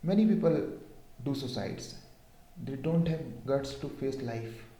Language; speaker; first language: English; non-native, local second language; Hindi